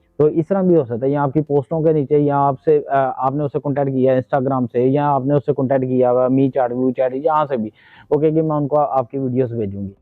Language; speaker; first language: Urdu; non-native, local second language; Punjabi